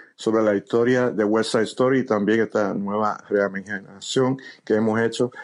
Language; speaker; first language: Spanish; early bilingual, heritage; Spanish